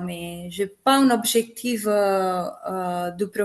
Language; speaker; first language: French; non-native, fluent; Italian